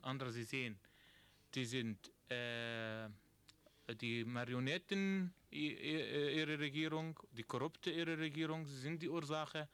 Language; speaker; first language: German; non-native, learner; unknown